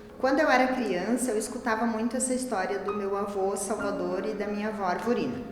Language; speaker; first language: Portuguese; native; Portuguese